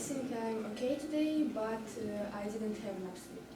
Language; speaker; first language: English; non-native, fluent; Russian